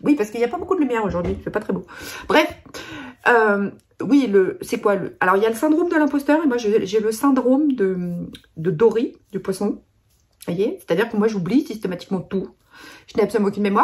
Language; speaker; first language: French; native; French